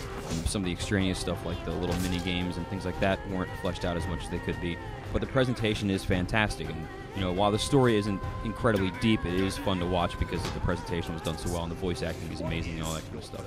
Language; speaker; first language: English; native; English